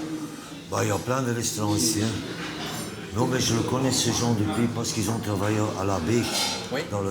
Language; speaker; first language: French; non-native, local second language; Dutch